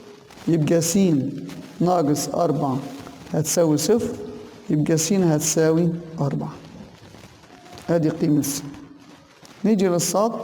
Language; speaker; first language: Arabic; native; Arabic